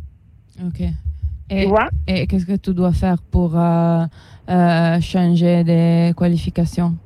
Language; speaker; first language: French; non-native, learner; Italian